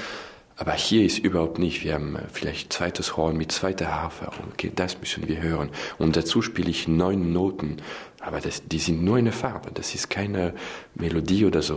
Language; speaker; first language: German; non-native, fluent; French